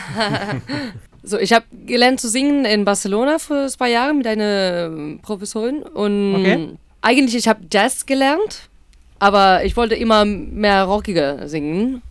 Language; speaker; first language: German; non-native, learner; Spanish